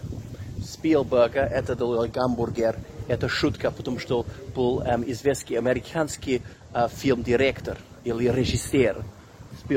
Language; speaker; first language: Russian; non-native, learner; English